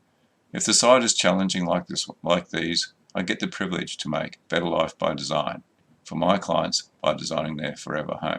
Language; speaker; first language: English; native; English